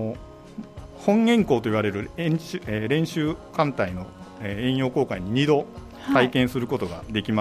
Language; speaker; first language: Japanese; native; Japanese